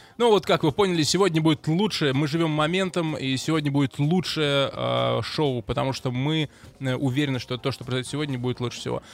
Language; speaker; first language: Russian; native; Russian